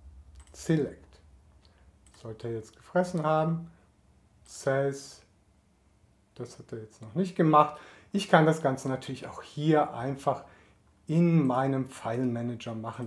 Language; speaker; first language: German; native; German